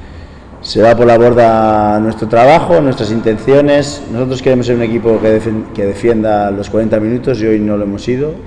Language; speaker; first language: Spanish; native; Spanish